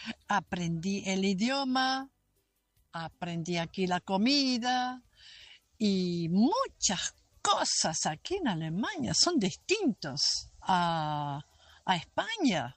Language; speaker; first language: Spanish; non-native, local second language; German